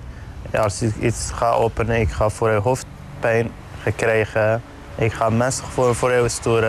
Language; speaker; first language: Dutch; non-native, learner; Arabic